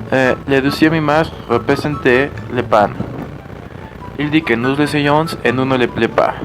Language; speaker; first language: French; non-native, learner; Spanish